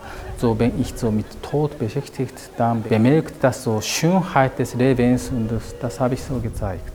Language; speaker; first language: German; non-native, learner; Japanese